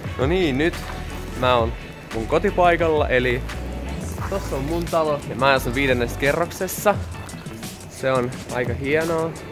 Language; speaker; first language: Finnish; non-native, fluent; Russian